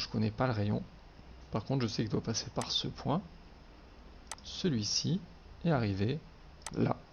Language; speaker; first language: French; native; French